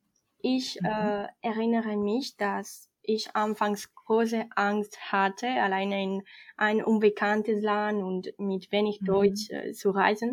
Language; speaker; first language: German; non-native, fluent; Spanish